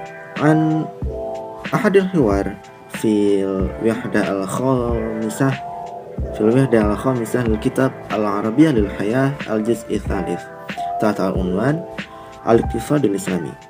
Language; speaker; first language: Arabic; non-native, learner; Indonesian